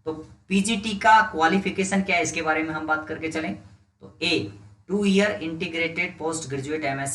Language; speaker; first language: Hindi; native; Hindi